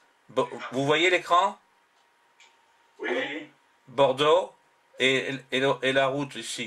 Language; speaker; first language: French; native; French